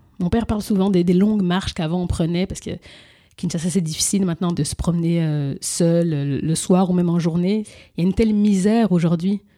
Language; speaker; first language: French; early bilingual, other home language; Lingala